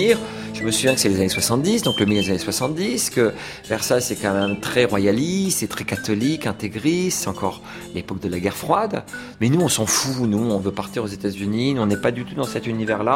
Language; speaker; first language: French; native; French